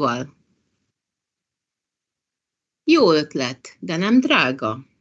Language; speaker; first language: Hungarian; non-native, fluent; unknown